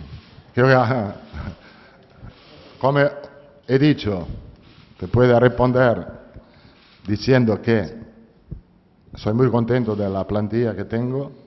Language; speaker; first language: Spanish; non-native, fluent; Italian